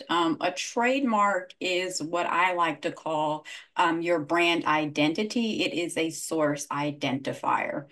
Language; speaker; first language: English; native; English